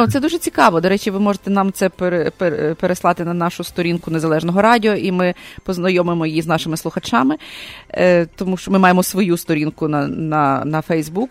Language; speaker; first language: Ukrainian; native; Ukrainian